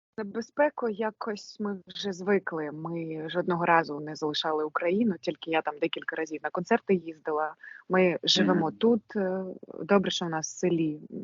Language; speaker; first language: Ukrainian; non-native, local second language; Russian